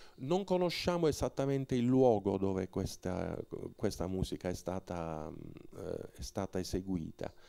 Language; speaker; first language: Italian; native; Italian